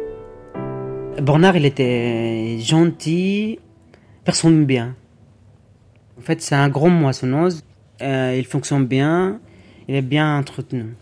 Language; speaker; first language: French; non-native, learner; Arabic